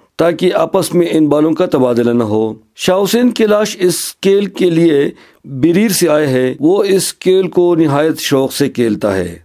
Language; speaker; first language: Urdu; non-native, local second language; Khowar